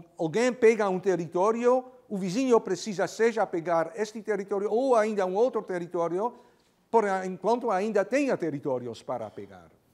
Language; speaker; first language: Portuguese; non-native, fluent; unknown